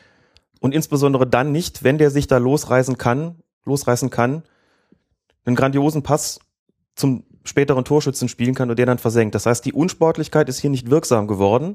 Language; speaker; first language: German; native; German